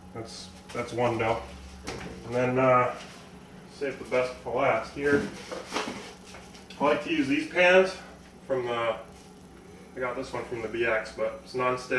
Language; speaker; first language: English; native; English